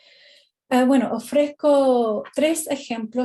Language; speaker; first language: Spanish; non-native, fluent; English